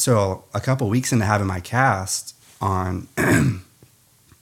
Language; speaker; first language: English; native; English